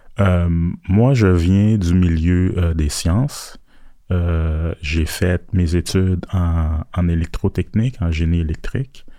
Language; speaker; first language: French; early bilingual, other home language; Haitian Creole